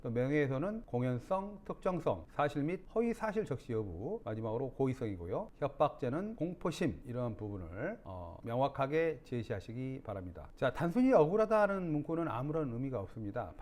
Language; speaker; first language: Korean; native; Korean